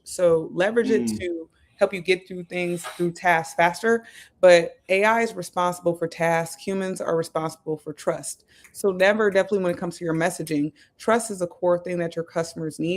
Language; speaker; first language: English; native; English